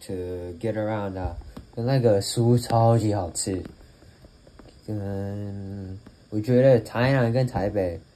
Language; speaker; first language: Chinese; early bilingual, heritage; English